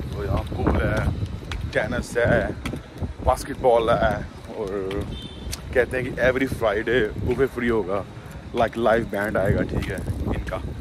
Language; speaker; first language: Urdu; non-native, local second language; Punjabi